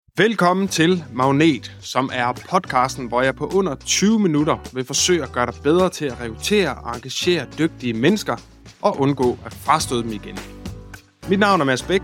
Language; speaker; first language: Danish; native; Danish